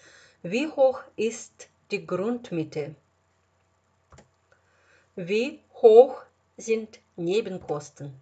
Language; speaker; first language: German; non-native, fluent; Russian